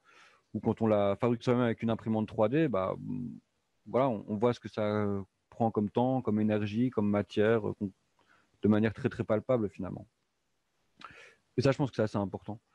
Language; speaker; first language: French; native; French